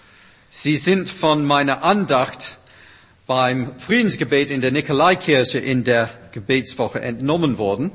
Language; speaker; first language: German; non-native, fluent; English